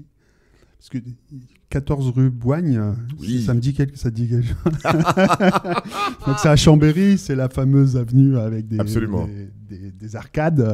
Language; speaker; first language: French; native; French